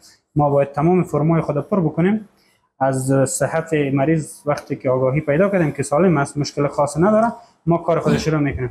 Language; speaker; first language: Persian; native; Persian